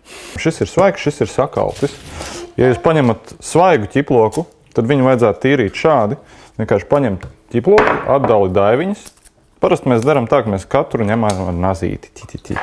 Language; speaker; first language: Latvian; native; Latvian